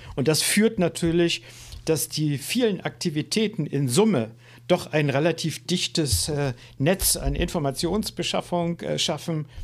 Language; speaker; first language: German; native; German